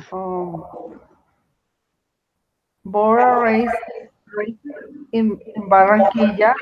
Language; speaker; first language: English; non-native, learner; Spanish